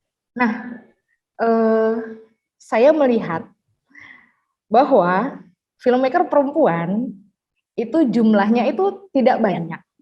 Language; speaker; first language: Indonesian; native; Indonesian